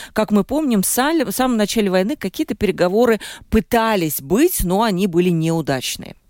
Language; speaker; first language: Russian; native; Russian